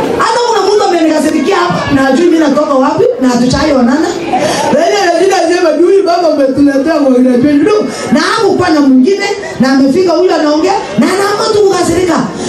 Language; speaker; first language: Swahili; non-native, local second language; Kalenjin